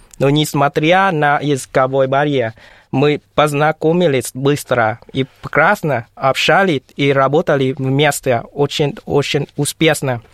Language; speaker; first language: Russian; non-native, learner; Vietnamese